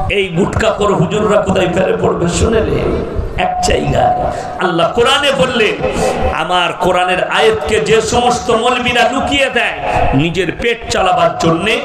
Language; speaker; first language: Bangla; native; Bangla